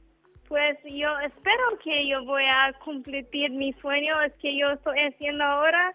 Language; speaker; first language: Spanish; non-native, learner; English